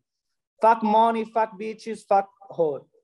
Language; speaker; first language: English; non-native, learner; Italian